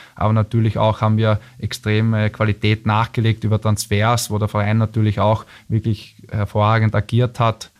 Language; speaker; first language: German; native; German